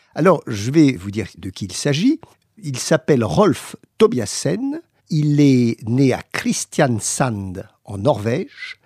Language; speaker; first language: French; native; French